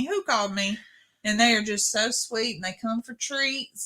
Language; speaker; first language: English; native; English